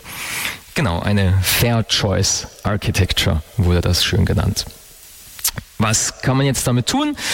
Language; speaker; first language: German; native; German